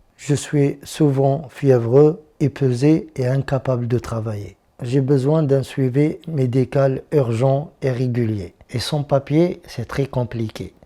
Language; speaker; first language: French; non-native, local second language; Arabic